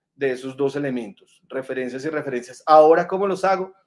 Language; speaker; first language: Spanish; native; Spanish